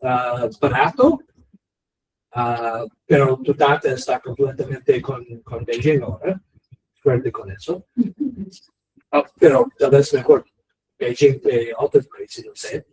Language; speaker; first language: Spanish; non-native, learner; English